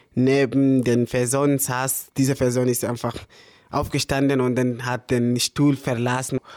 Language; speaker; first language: German; early bilingual, other home language; Arabic